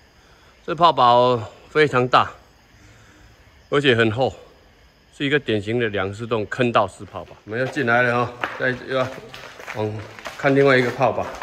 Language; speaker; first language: Chinese; native; Chinese